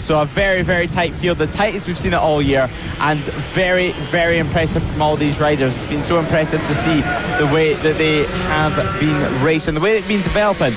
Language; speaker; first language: English; native; English